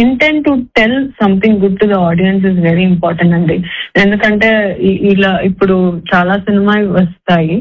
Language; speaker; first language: Telugu; non-native, fluent; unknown